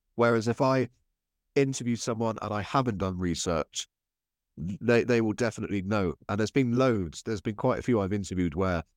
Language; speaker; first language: English; native; English